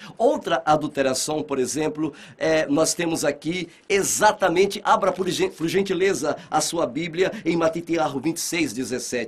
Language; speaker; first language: Portuguese; native; Portuguese